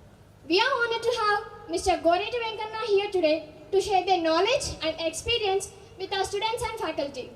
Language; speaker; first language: English; non-native, local second language; Telugu